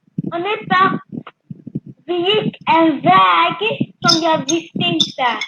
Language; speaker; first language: Swedish; early bilingual, other home language; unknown